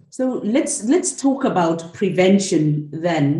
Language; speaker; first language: English; non-native, local second language; Shona